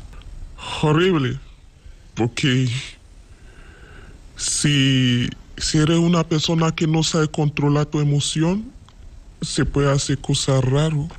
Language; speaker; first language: Spanish; non-native, learner; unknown